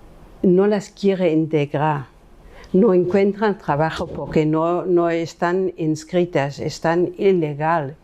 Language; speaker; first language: Spanish; non-native, fluent; German